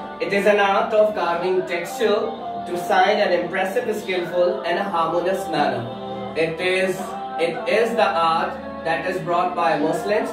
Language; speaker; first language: English; non-native, local second language; Urdu